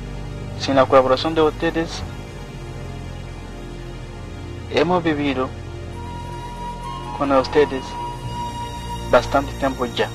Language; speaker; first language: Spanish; non-native, fluent; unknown